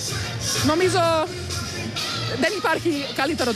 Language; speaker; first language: Greek; non-native, fluent; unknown